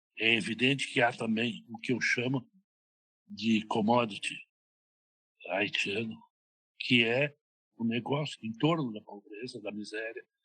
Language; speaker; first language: Portuguese; native; Portuguese